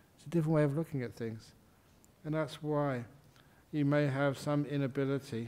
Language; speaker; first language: English; native; English